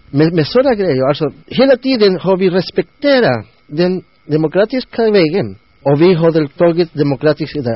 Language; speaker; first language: Swedish; non-native, learner; Spanish